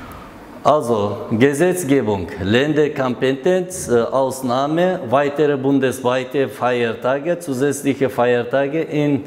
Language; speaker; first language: German; non-native, learner; Uzbek